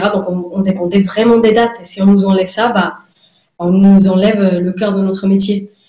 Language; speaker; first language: French; non-native, fluent; English